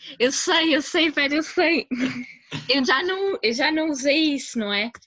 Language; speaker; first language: Portuguese; native; Portuguese